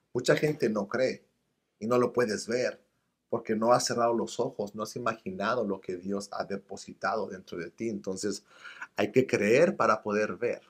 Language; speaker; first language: Spanish; early bilingual, other home language; English